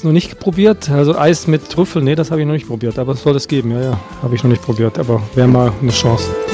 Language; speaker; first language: German; native; German